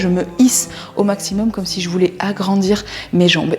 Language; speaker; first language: French; native; French